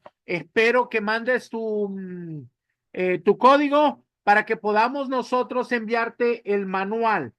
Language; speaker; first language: Spanish; native; Spanish